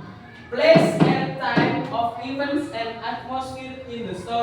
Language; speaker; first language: English; non-native, learner; Indonesian